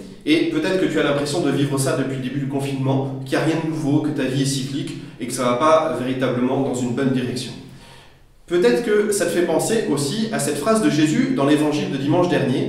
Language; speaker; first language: French; native; French